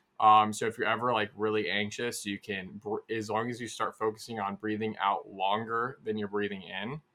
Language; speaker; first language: English; native; English